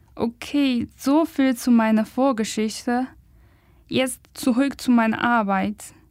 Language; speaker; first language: German; non-native, fluent; Chinese